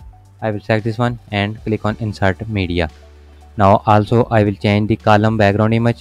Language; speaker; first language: English; non-native, fluent; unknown